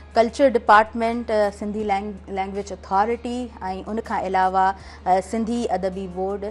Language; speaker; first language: Sindhi; native; Sindhi